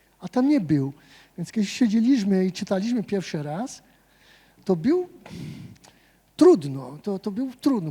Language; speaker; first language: Polish; non-native, fluent; Portuguese